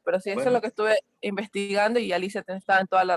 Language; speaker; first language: Spanish; native; Spanish